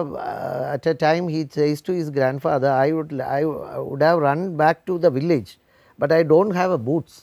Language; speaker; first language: English; non-native, local second language; Malayalam